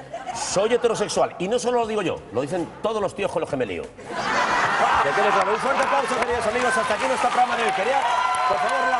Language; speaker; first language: Spanish; native; Spanish